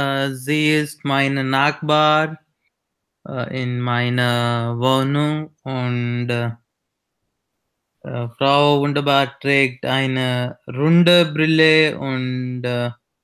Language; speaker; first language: German; non-native, learner; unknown